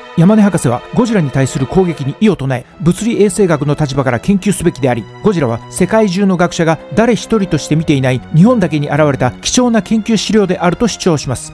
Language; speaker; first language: Japanese; native; Japanese